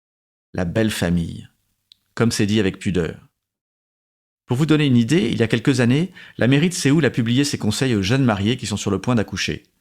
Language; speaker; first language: French; native; French